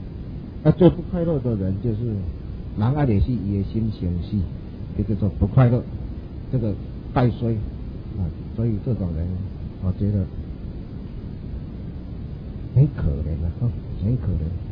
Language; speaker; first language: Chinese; non-native, local second language; Min Nan Chinese